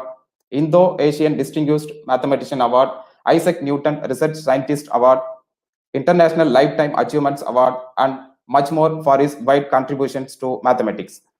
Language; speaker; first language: English; non-native, local second language; Tamil